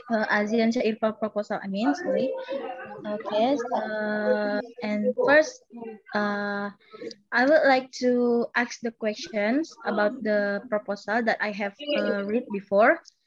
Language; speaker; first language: English; non-native, learner; Indonesian